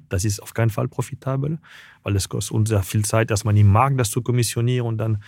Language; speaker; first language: German; non-native, fluent; French